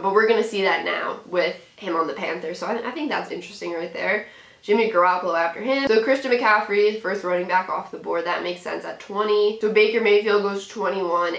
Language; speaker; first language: English; native; English